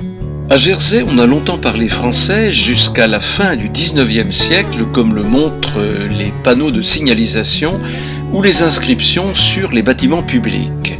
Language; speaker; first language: French; native; French